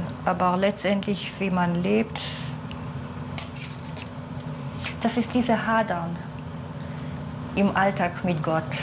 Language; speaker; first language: German; non-native, fluent; Hebrew